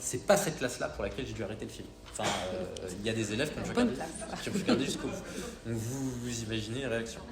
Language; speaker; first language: French; native; French